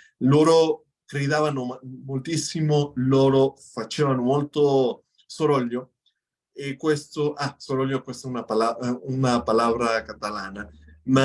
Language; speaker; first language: Italian; non-native, fluent; Spanish